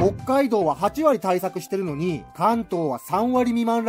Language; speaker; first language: Japanese; native; Japanese